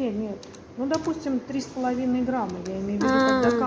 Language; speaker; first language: Russian; native; Russian